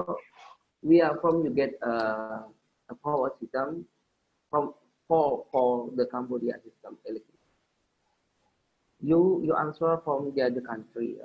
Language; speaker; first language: English; non-native, learner; Indonesian